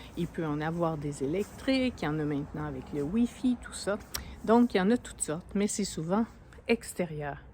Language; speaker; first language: French; native; French